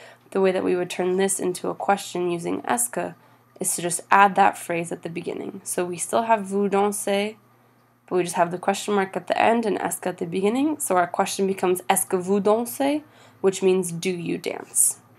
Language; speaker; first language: English; native; English